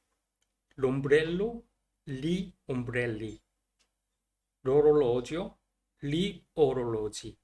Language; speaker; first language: Italian; non-native, learner; Korean